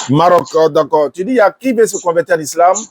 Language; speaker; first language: French; non-native, local second language; Dyula